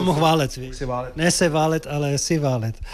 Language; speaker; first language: Czech; native; Czech